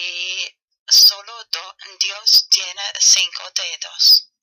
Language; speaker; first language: Spanish; non-native, fluent; German